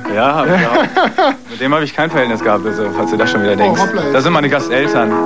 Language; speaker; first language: German; native; German